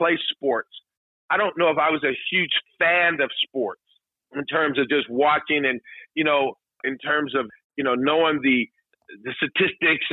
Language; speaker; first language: English; native; English